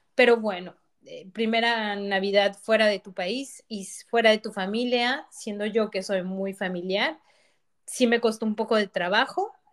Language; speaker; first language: Spanish; native; Spanish